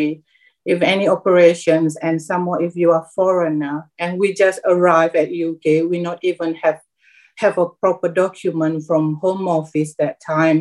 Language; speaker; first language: English; non-native, local second language; Malay